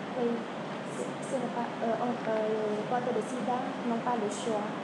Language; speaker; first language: French; non-native, learner; Khmer